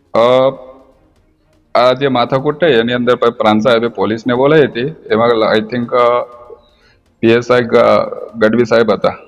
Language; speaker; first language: Gujarati; non-native, local second language; Vasavi